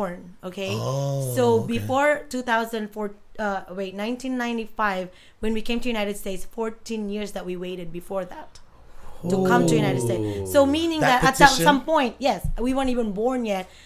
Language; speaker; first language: English; non-native, local second language; Iloko